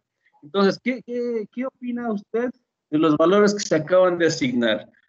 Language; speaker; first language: Spanish; native; Spanish